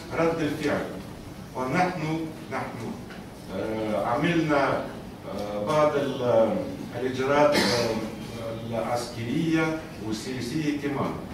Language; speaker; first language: Arabic; non-native, fluent; Russian